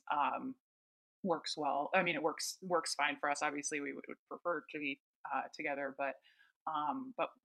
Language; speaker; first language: English; native; English